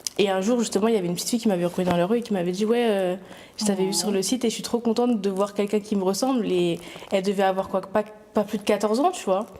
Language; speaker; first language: French; native; French